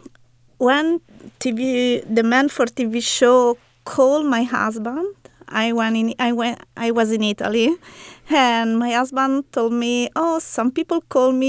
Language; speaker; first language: English; non-native, learner; Italian